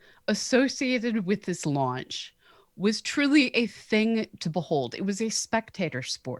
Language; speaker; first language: English; native; English